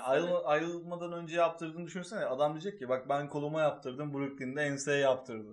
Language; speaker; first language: Turkish; native; Turkish